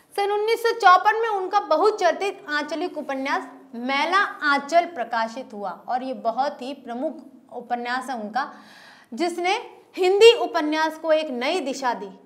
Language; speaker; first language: Hindi; native; Hindi